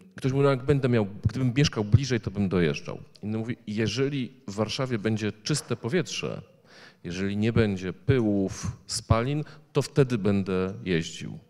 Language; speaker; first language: Polish; native; Polish